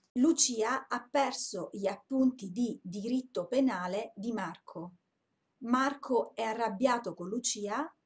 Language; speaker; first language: Italian; native; Italian